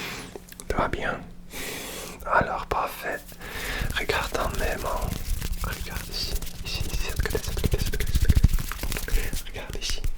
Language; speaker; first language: French; non-native, learner; Russian